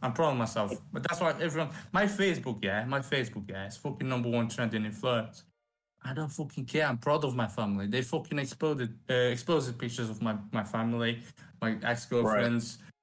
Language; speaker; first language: English; non-native, fluent; Romanian